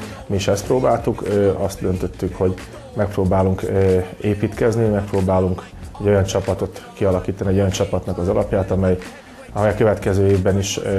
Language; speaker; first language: Hungarian; native; Hungarian